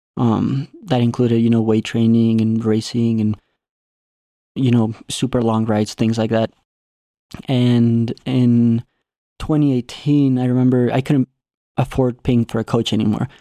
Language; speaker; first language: English; non-native, fluent; Spanish